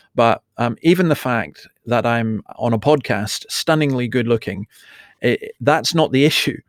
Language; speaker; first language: English; native; English